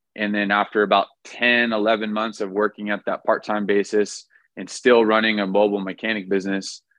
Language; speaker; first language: English; native; English